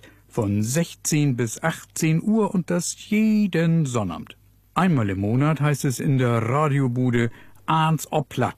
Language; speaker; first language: German; native; German